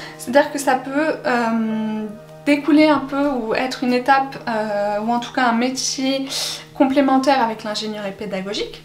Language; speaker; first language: French; native; French